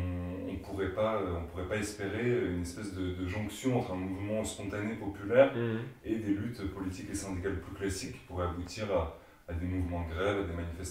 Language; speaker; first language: French; native; French